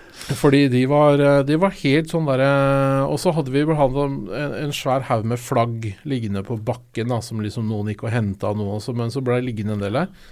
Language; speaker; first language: Norwegian; native; Norwegian